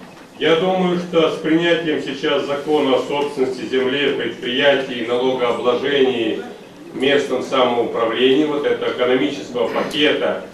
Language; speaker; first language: Russian; native; Russian